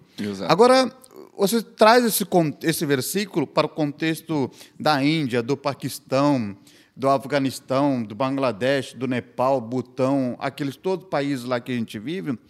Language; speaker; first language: Portuguese; non-native, fluent; Hindi